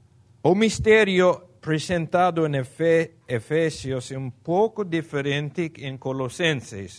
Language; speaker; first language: Portuguese; non-native, fluent; Spanish